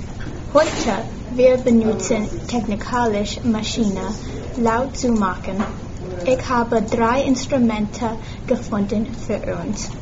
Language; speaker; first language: German; non-native, learner; English